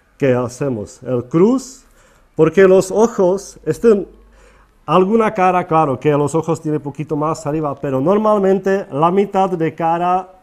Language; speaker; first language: Spanish; non-native, learner; Czech